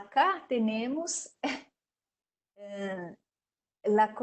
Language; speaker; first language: Spanish; non-native, learner; Portuguese